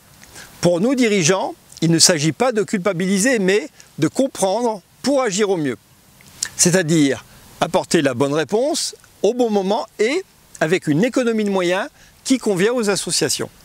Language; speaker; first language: French; native; French